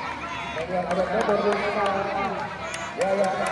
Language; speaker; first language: Indonesian; native; Indonesian